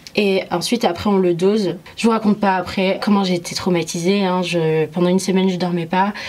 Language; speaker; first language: French; early bilingual, other home language; Arabic